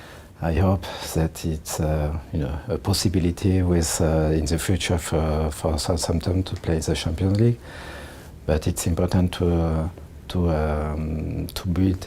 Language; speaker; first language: English; non-native, learner; French